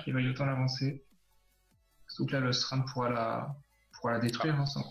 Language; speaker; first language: French; native; French